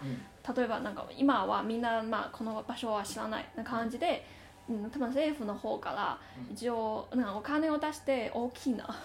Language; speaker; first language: Japanese; non-native, fluent; Chinese